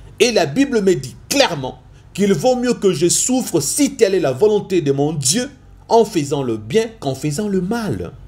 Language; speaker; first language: French; non-native, local second language; Lingala